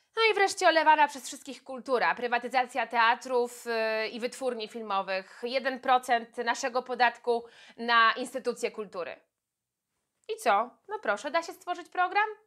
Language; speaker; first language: Polish; native; Polish